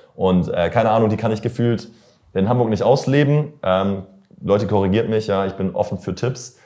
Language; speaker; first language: German; native; German